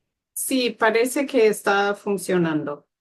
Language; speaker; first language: Spanish; non-native, fluent; English